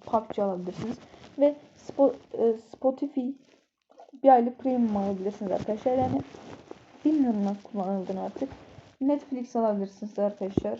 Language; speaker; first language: Turkish; native; Turkish